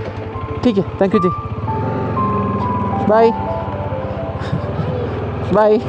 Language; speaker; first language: Hindi; non-native, local second language; Malayalam